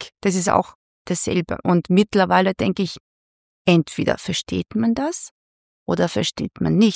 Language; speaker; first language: German; non-native, fluent; Chinese